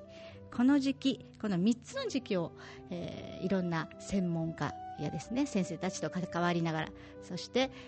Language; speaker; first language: Japanese; native; Japanese